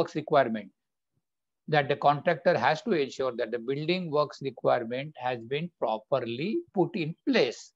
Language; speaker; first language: English; non-native, local second language; Bangla